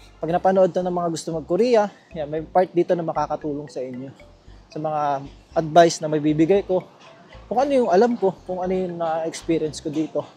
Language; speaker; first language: Filipino; native; Filipino